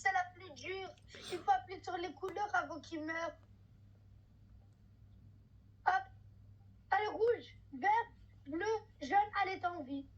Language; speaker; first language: French; native; French